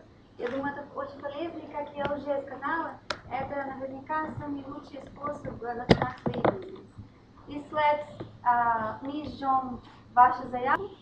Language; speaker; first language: Russian; non-native, fluent; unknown